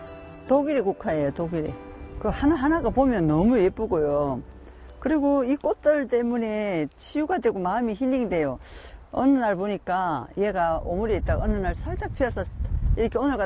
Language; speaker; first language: Korean; native; Korean